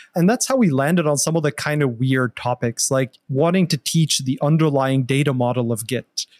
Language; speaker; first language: English; non-native, fluent; Norwegian